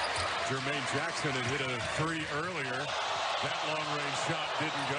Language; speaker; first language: English; native; English